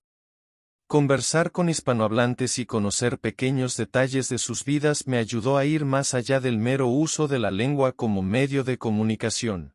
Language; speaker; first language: Spanish; non-native, fluent; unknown